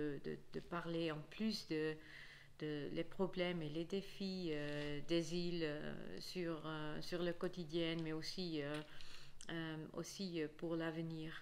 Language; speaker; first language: French; non-native, fluent; Dutch